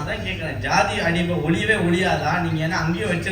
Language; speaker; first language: Tamil; native; Tamil